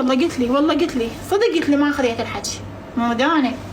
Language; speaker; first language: Arabic; native; Arabic